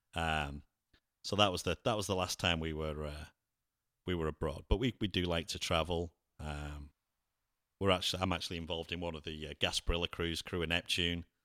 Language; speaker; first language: English; native; English